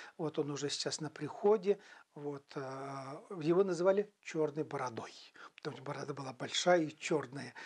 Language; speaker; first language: Russian; non-native, local second language; Chuvash